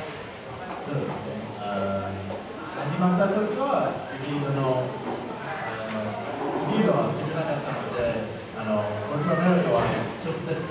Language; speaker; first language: Japanese; non-native, fluent; English